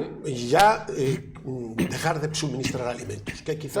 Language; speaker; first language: Spanish; native; Spanish